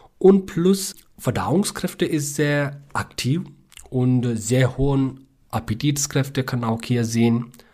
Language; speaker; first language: German; non-native, learner; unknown